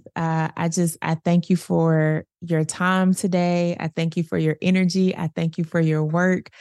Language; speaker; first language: English; native; English